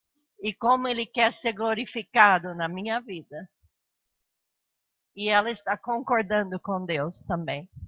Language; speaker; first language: Portuguese; non-native, fluent; English